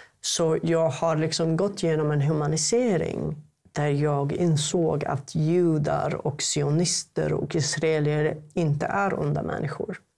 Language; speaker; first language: Swedish; non-native, fluent; Arabic